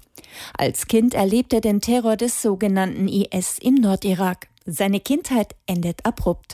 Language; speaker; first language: German; native; German